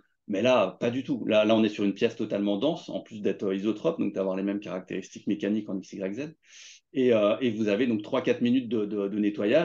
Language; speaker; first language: French; native; French